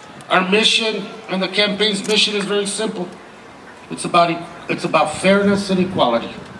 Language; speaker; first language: English; early bilingual, other home language; Spanish